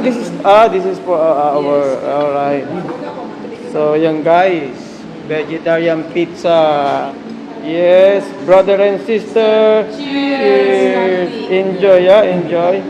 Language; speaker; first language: English; non-native, local second language; Filipino